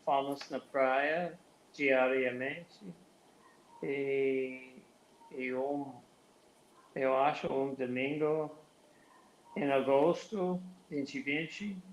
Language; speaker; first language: Portuguese; non-native, learner; English